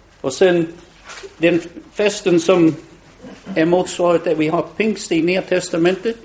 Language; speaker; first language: Swedish; non-native, fluent; English